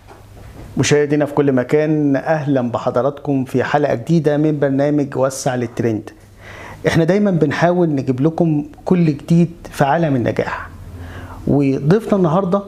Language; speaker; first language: Arabic; native; Arabic